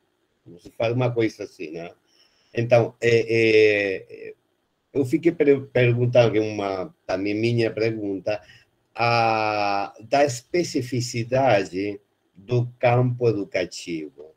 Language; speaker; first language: Portuguese; non-native, fluent; Spanish